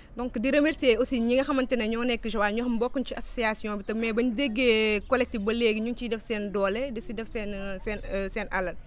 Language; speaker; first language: Wolof; native; Wolof